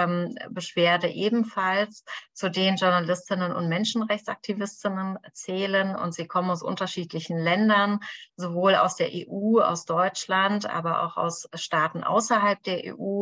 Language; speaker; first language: German; native; German